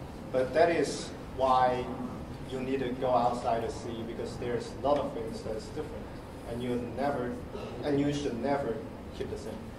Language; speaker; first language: English; non-native, fluent; Chinese